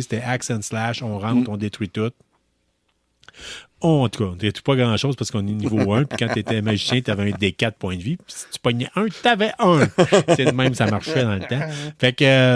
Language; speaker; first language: French; native; French